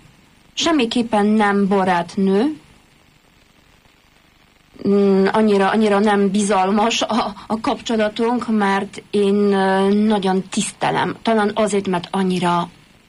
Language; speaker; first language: Hungarian; non-native, fluent; Polish